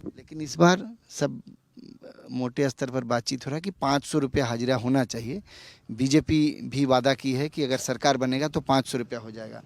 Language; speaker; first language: Hindi; native; Hindi